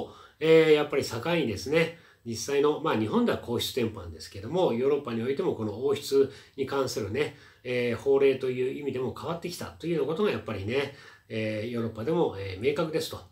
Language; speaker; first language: Japanese; native; Japanese